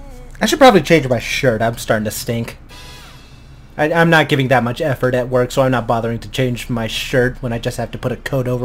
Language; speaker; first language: English; native; English